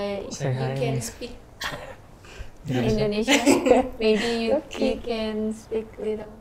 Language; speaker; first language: English; non-native, learner; Indonesian